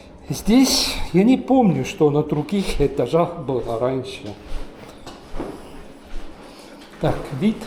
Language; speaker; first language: Russian; non-native, local second language; Estonian